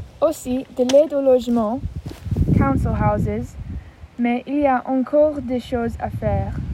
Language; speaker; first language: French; non-native, learner; English